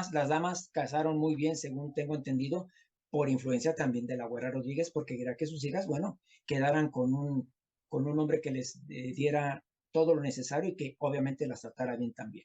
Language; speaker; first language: Spanish; native; Spanish